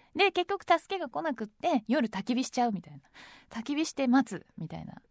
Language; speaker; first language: Japanese; native; Japanese